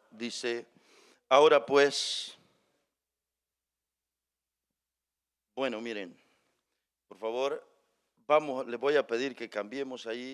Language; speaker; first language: Spanish; native; Spanish